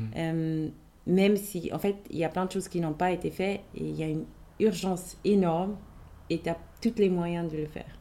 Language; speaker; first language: French; non-native, fluent; German